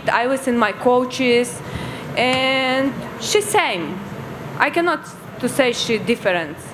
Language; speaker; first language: English; non-native, learner; Ukrainian